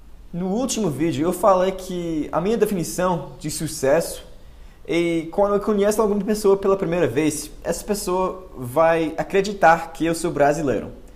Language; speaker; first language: Portuguese; non-native, fluent; English